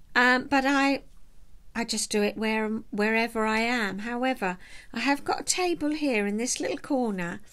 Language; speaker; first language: English; native; English